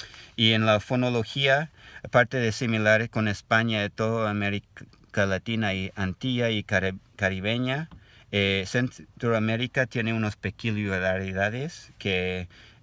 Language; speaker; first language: Spanish; non-native, learner; English